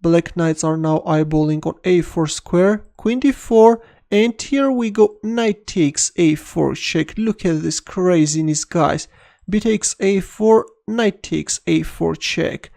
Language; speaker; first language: English; non-native, fluent; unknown